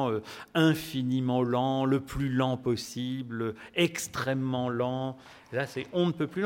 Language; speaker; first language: French; native; French